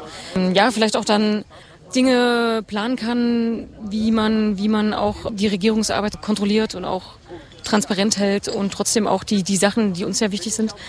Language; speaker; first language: German; native; German